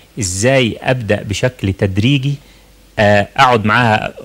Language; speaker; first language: Arabic; native; Arabic